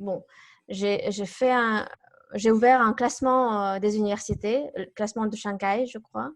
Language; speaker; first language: French; non-native, fluent; Kazakh